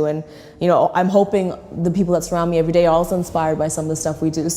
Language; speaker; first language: English; native; English